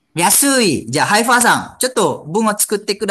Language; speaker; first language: Japanese; non-native, fluent; Malay